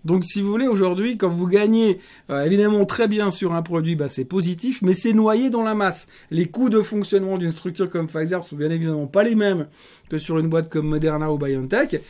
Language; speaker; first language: French; native; French